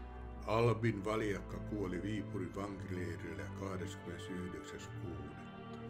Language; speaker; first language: Finnish; native; Finnish